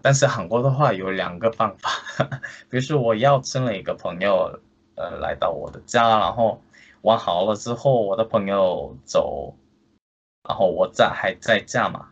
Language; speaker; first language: Chinese; non-native, fluent; Korean